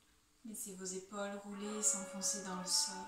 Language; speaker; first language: French; native; French